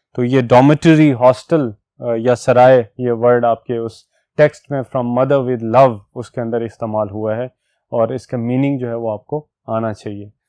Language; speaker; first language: Urdu; non-native, local second language; Pashto